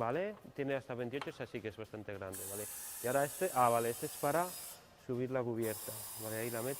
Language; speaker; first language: Spanish; native; Spanish